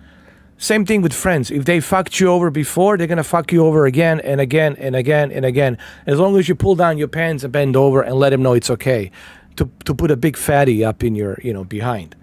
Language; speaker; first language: English; native; English